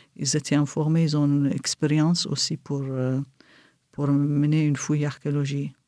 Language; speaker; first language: French; non-native, fluent; Kurdish